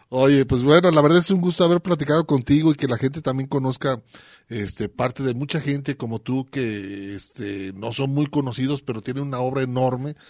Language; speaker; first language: Spanish; native; Spanish